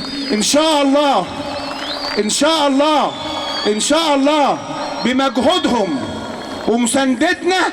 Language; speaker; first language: Arabic; native; Arabic